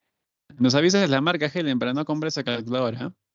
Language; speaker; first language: Spanish; native; Spanish